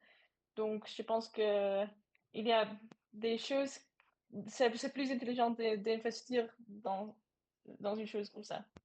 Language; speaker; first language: French; non-native, learner; Dutch